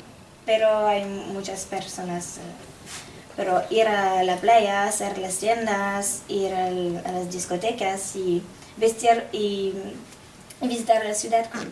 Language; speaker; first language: Spanish; non-native, learner; French